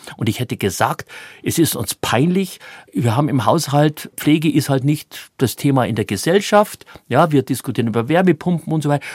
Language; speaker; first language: German; native; German